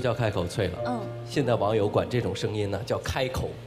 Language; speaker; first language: Chinese; native; Chinese